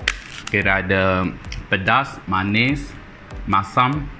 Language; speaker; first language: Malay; non-native, local second language; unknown